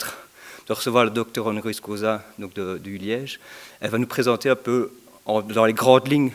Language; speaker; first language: French; native; French